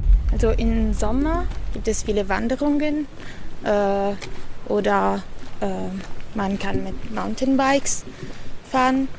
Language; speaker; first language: German; non-native, fluent; Italian